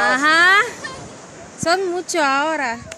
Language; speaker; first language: Spanish; non-native, learner; Filipino